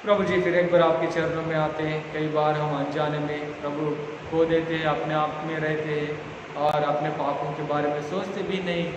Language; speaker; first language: Hindi; non-native, local second language; Telugu